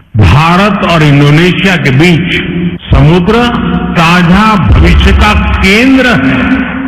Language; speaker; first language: Hindi; non-native, local second language; Gujarati